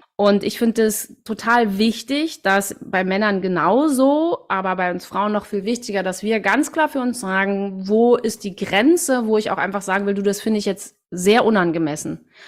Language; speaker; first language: German; native; German